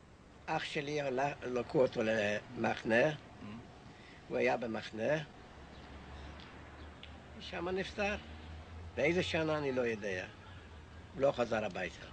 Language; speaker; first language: Hebrew; non-native, fluent; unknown